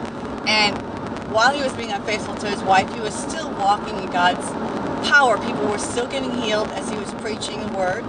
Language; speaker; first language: English; native; English